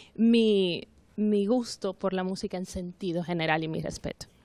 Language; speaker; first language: Spanish; native; Spanish